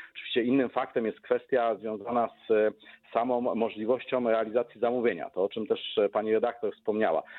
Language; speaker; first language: Polish; native; Polish